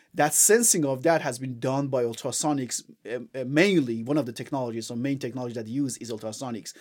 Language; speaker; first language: English; non-native, fluent; Persian